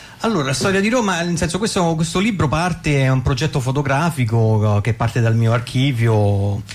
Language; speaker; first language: Italian; native; Italian